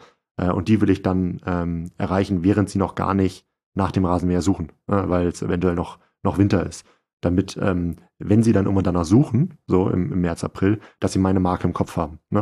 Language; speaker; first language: German; native; German